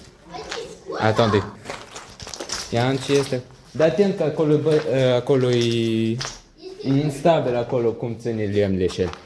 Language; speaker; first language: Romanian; non-native, learner; French